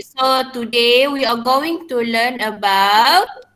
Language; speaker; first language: English; non-native, local second language; Malay